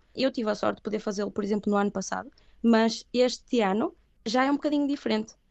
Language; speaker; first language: Portuguese; early bilingual, other home language; Catalan